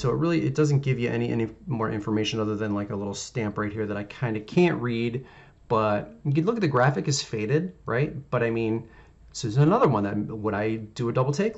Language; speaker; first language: English; native; English